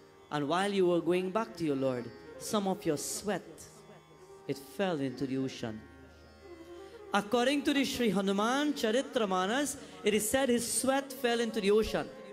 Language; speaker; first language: English; native; English